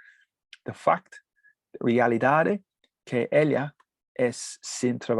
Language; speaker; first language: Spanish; non-native, learner; English